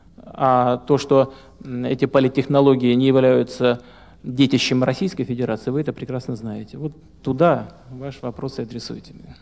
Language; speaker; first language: Russian; native; Russian